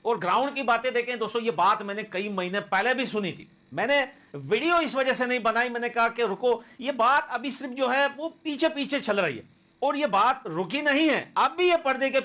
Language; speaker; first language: Hindi; native; Hindi